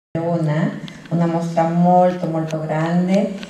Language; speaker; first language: Italian; non-native, learner; Spanish